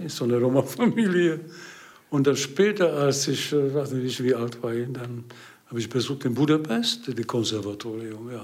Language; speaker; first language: German; non-native, learner; Hungarian